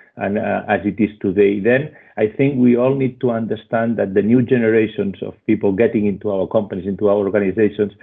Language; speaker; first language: English; non-native, fluent; Spanish